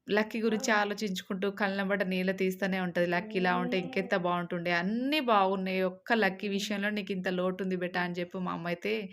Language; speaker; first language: Telugu; native; Telugu